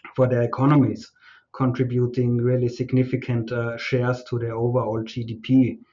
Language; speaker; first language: English; non-native, fluent; German